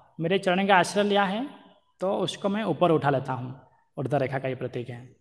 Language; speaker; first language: Hindi; non-native, local second language; Marathi